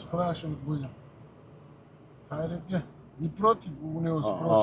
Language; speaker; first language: Russian; non-native, local second language; Uzbek